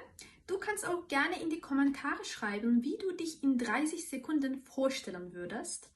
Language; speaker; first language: German; non-native, fluent; Turkish